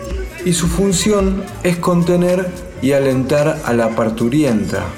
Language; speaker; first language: Spanish; native; Spanish